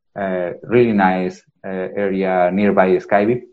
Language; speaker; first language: English; non-native, fluent; Spanish